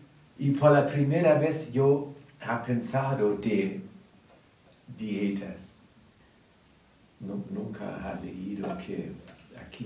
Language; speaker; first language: Spanish; non-native, learner; German